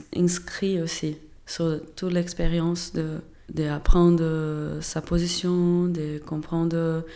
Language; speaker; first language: French; non-native, fluent; Portuguese